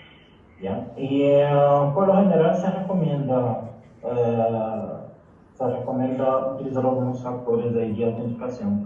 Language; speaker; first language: Spanish; non-native, fluent; Portuguese